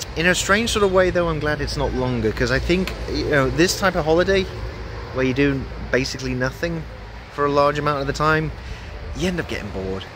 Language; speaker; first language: English; native; English